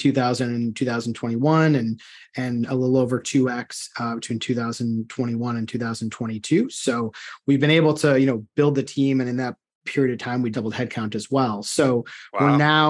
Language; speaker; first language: English; native; English